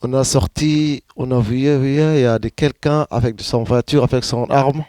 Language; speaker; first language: French; non-native, learner; Arabic